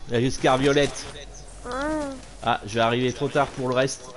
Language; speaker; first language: French; native; French